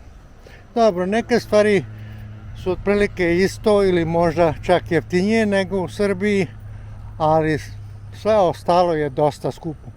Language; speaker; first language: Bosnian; non-native, local second language; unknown